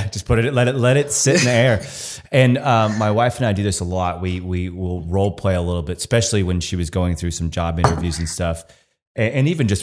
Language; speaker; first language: English; native; English